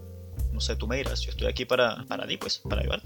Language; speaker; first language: Spanish; native; Spanish